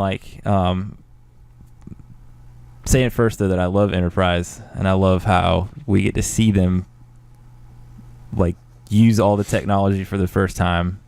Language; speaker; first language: English; native; English